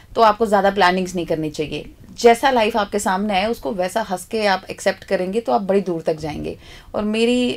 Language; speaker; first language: Hindi; native; Hindi